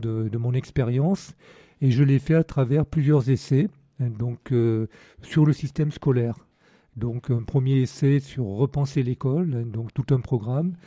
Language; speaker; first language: French; native; French